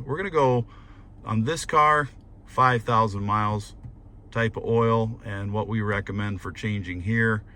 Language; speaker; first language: English; native; English